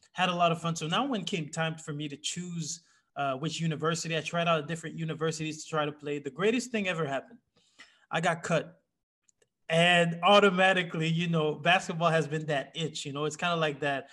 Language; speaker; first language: English; native; English